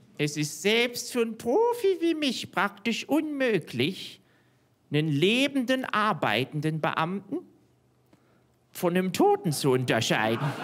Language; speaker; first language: German; native; German